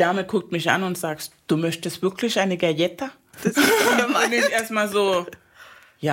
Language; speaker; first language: German; non-native, fluent; Spanish